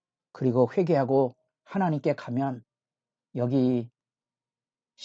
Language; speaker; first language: Korean; native; Korean